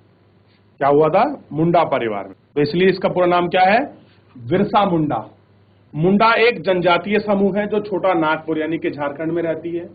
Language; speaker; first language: Hindi; native; Hindi